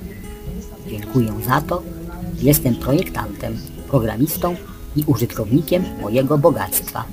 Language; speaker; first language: Polish; native; Polish